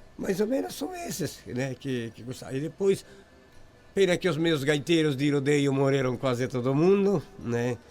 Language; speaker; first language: Portuguese; native; Portuguese